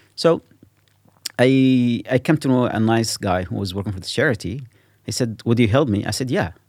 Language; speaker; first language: English; non-native, fluent; Arabic